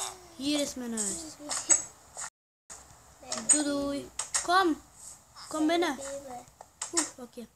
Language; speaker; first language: Dutch; early bilingual, other home language; Turkish